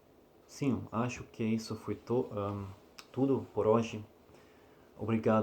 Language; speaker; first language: Portuguese; non-native, learner; Russian